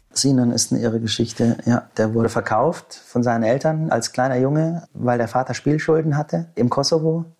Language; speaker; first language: German; native; German